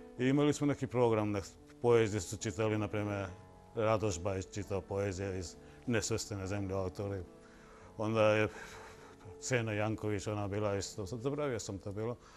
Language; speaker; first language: Croatian; non-native, fluent; Bangla